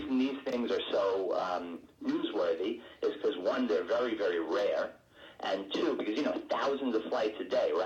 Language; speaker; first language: English; native; English